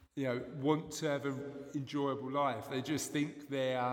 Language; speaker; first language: English; native; English